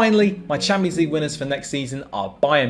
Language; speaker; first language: English; native; English